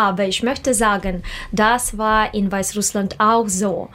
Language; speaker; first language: German; non-native, learner; Russian